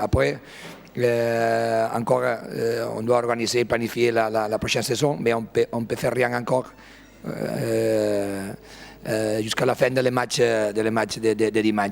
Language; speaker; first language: French; non-native, fluent; Spanish